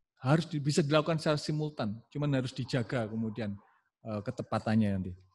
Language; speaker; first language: Indonesian; non-native, local second language; Javanese